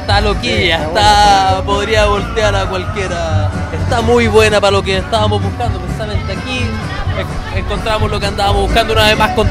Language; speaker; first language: Spanish; native; Spanish